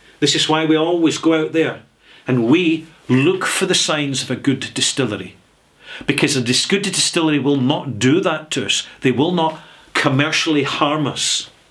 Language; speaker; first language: English; native; English